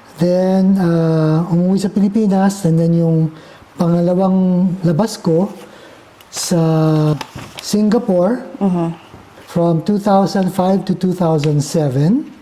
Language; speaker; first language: Filipino; early bilingual, heritage; Filipino